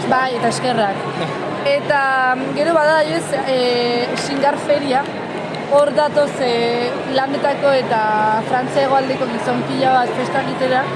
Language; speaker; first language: Basque; non-native, local second language; Spanish